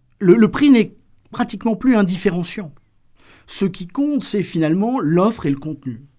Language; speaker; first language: French; native; French